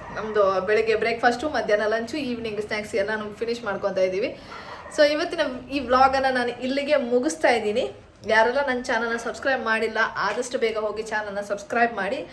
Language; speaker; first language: Kannada; non-native, local second language; Tulu